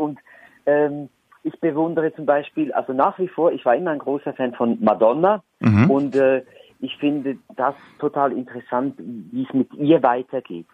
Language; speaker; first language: German; native; German